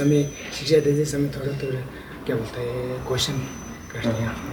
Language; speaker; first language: Hindi; non-native, local second language; Ladakhi